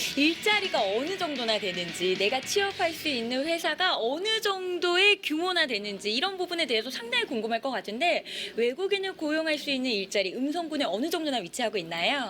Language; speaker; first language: Korean; native; Korean